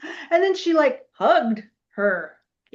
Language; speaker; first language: English; native; English